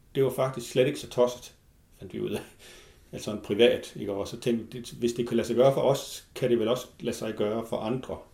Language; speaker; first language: Danish; native; Danish